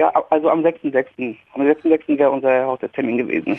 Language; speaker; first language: German; native; German